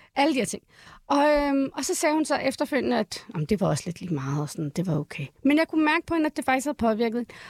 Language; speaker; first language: Danish; early bilingual, other home language; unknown